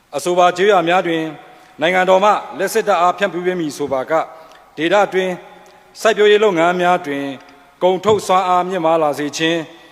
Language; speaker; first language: Burmese; non-native, local second language; Pa'o Karen